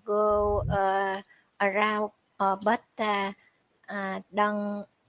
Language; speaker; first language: English; non-native, learner; Vietnamese